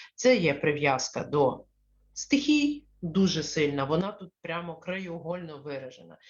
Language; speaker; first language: Ukrainian; non-native, local second language; Russian